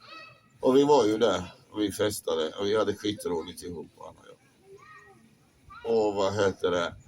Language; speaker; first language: Swedish; non-native, fluent; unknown